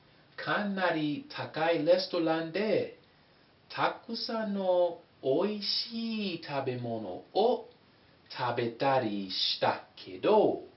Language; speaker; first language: Japanese; non-native, fluent; English